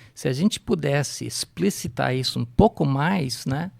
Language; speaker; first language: Portuguese; non-native, fluent; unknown